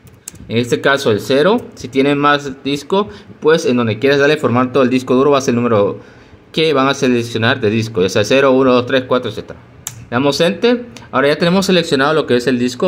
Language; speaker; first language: Spanish; native; Spanish